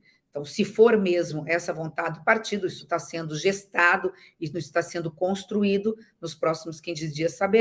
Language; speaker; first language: Portuguese; native; Portuguese